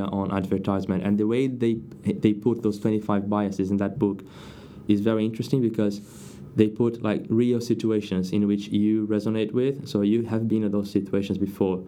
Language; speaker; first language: English; non-native, fluent; Portuguese